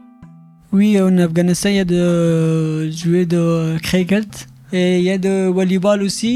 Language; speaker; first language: French; non-native, learner; Pashto